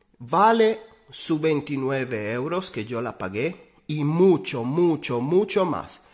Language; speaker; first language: Spanish; non-native, fluent; Italian